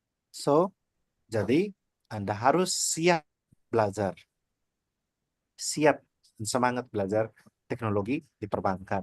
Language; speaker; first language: Indonesian; non-native, learner; Nepali